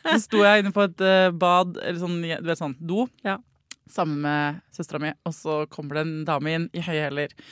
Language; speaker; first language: Norwegian; native; Norwegian